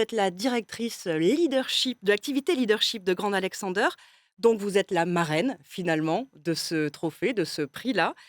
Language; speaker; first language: French; native; French